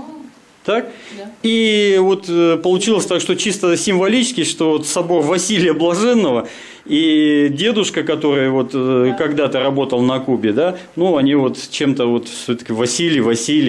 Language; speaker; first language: Russian; native; Russian